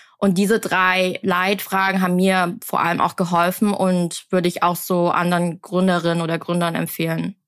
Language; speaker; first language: German; early bilingual, other home language; Vietnamese